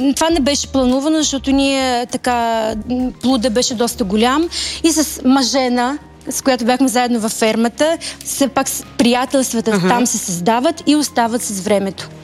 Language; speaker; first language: Bulgarian; early bilingual, heritage; Bulgarian